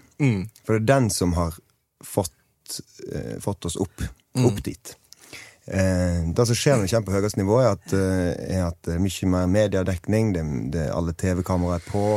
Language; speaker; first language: Norwegian; native; Norwegian